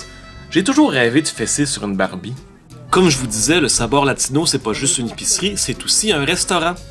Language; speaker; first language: French; native; French